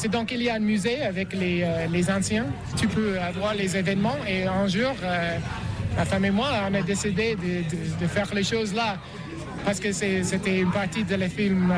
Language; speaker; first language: French; non-native, learner; English